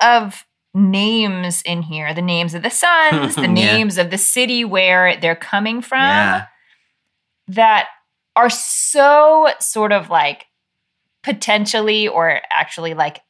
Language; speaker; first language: English; native; English